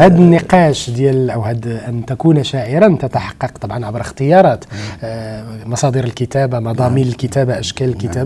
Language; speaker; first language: Arabic; native; Arabic